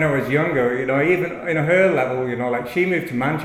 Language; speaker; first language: English; native; English